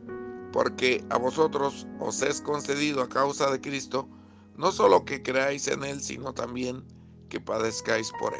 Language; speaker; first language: Spanish; native; Spanish